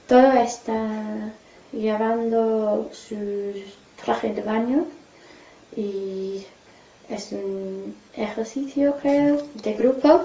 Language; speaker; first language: Spanish; non-native, learner; English